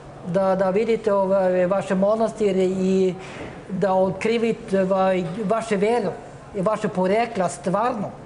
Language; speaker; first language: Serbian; non-native, fluent; Norwegian